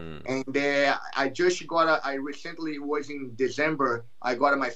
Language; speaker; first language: English; non-native, learner; Portuguese